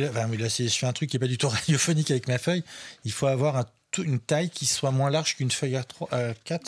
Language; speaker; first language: French; native; French